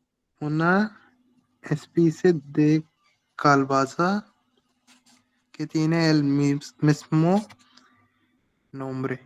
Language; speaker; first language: Spanish; non-native, learner; Hindi